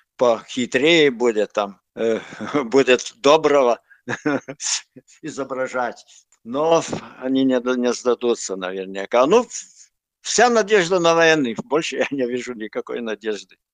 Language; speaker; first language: Russian; non-native, local second language; Lithuanian